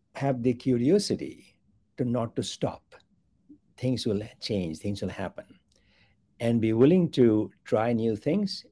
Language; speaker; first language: English; non-native, local second language; Bangla